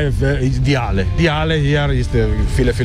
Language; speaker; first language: German; non-native, learner; Italian